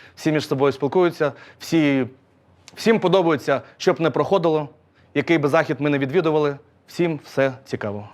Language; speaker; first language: Ukrainian; non-native, local second language; Russian